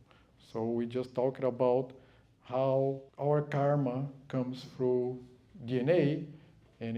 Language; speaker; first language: English; non-native, fluent; Portuguese